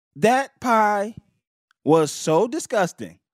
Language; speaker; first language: English; native; English